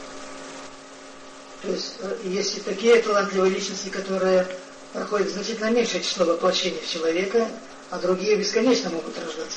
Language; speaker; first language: Russian; native; Russian